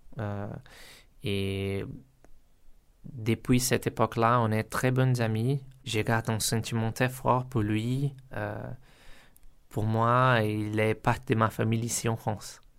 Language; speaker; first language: French; non-native, learner; Portuguese